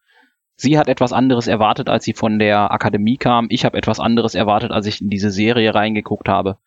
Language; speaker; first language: German; native; German